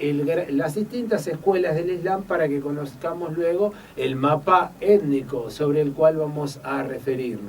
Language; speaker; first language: Spanish; native; Spanish